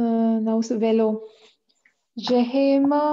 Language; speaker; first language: French; non-native, learner; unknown